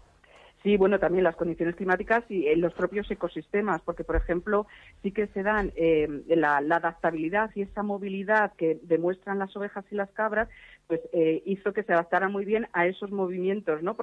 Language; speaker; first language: Spanish; native; Spanish